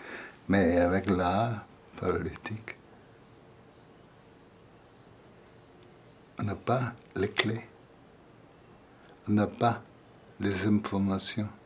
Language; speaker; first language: French; non-native, fluent; German